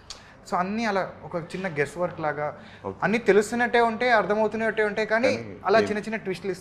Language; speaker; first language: Telugu; native; Telugu